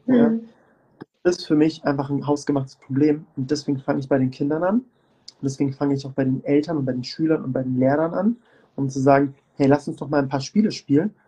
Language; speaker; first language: German; early bilingual, other home language; Turkish